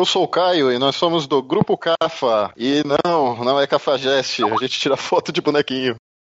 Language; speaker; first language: Portuguese; native; Portuguese